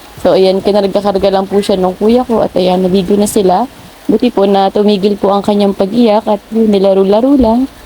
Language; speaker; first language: Filipino; non-native, local second language; Bikol